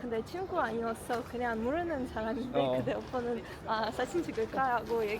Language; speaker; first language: Korean; non-native, learner; Russian